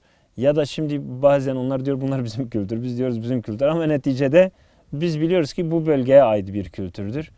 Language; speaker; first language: Turkish; native; Turkish